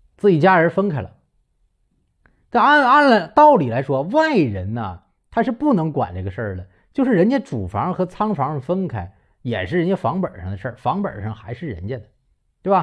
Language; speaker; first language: Chinese; native; Chinese